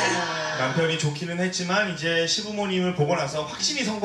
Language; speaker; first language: Korean; native; Korean